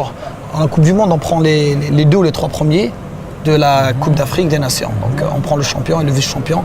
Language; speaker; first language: French; non-native, local second language; Arabic